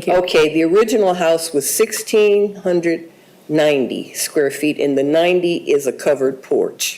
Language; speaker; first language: English; native; English